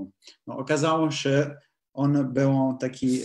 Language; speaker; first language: Polish; non-native, learner; Italian